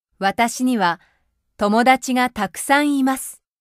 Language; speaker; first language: Japanese; native; Japanese